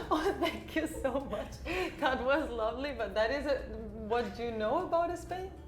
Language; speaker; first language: English; non-native, fluent; Spanish